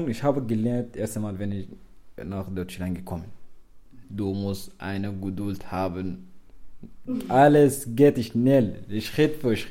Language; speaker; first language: German; non-native, learner; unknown